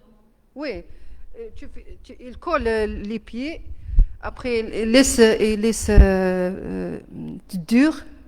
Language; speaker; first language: French; non-native, learner; Arabic